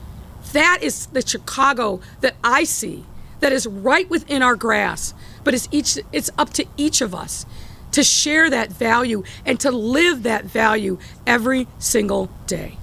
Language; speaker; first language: English; native; English